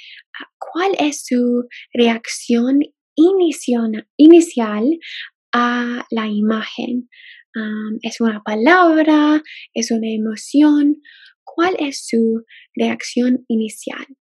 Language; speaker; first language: Spanish; non-native, fluent; English